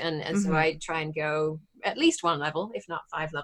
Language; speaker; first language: English; native; English